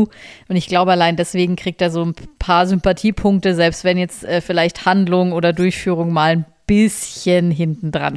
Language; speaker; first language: German; native; German